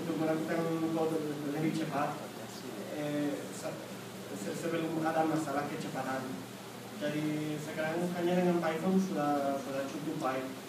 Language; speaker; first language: Indonesian; non-native, fluent; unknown